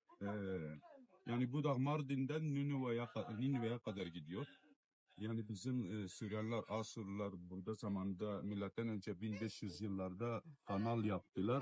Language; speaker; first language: Turkish; non-native, fluent; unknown